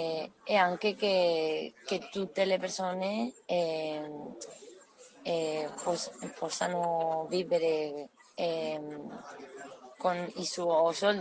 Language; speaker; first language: Italian; non-native, learner; Spanish